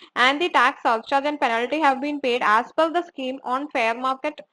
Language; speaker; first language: English; non-native, local second language; Malayalam